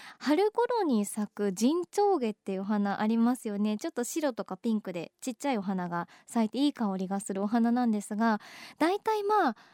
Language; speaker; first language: Japanese; native; Japanese